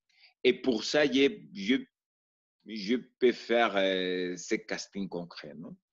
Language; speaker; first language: French; non-native, learner; Spanish